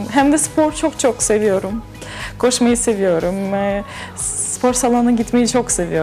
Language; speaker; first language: Turkish; non-native, learner; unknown